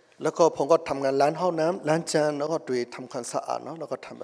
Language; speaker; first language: Thai; non-native, fluent; Burmese